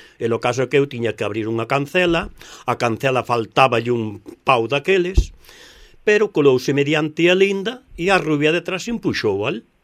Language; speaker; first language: Galician; native; Galician